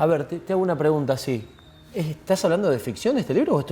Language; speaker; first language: Spanish; native; Spanish